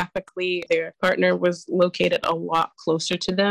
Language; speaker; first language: English; native; English